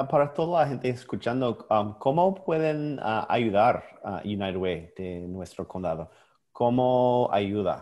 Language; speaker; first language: Spanish; non-native, learner; English